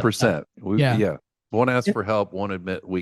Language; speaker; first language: English; native; English